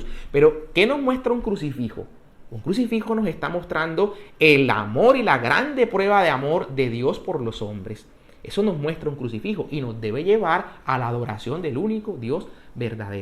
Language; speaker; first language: Spanish; native; Spanish